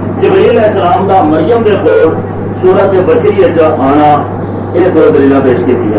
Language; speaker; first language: Urdu; non-native, local second language; Punjabi